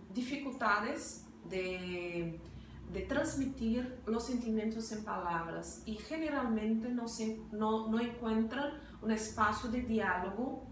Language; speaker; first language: Spanish; non-native, fluent; Portuguese